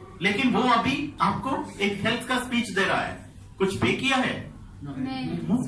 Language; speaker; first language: Hindi; non-native, fluent; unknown